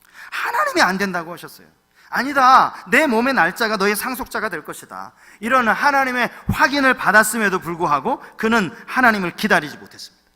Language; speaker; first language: Korean; native; Korean